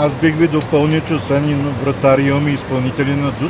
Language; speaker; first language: Bulgarian; native; Bulgarian